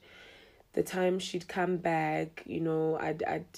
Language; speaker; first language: English; non-native, local second language; Tswana